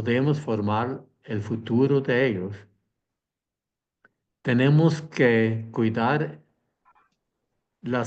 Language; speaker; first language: Spanish; non-native, fluent; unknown